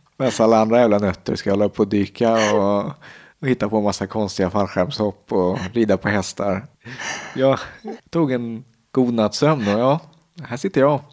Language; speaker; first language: Swedish; native; Swedish